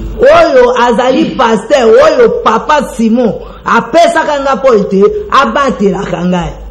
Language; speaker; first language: Lingala; non-native, local second language; Kongo